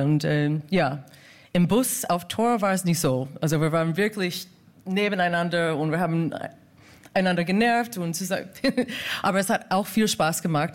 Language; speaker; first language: German; non-native, fluent; English